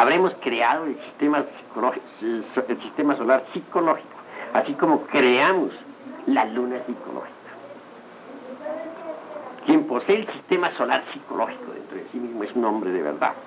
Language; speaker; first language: Spanish; native; Spanish